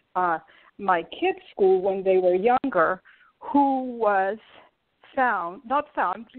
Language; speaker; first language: English; early bilingual, other home language; Portuguese